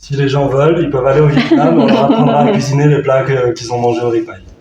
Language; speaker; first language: French; early bilingual, other home language; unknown